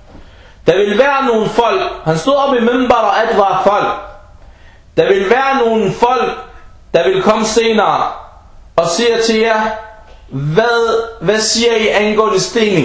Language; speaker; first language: Danish; early bilingual, other home language; Arabic